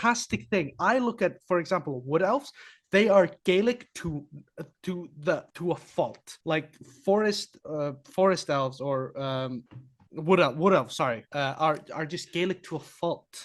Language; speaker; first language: English; non-native, fluent; Icelandic